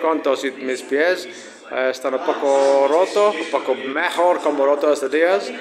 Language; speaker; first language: Spanish; non-native, learner; English